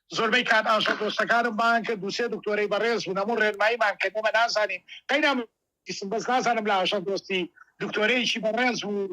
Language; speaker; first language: Central Kurdish; native; Central Kurdish